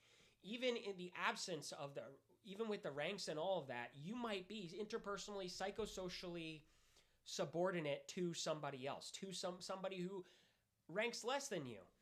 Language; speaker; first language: English; native; English